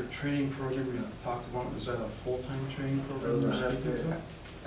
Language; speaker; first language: English; native; English